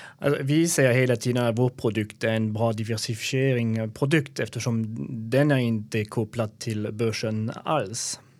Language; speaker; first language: Swedish; non-native, fluent; French